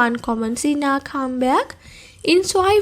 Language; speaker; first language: German; non-native, fluent; Sinhala